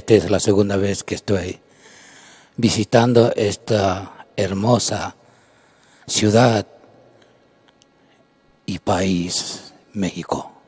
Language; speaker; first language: Spanish; non-native, local second language; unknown